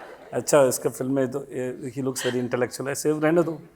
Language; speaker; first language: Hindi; non-native, local second language; Tamil